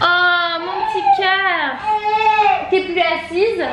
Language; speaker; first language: French; native; French